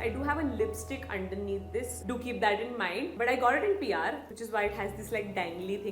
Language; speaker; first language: English; non-native, local second language; Hindi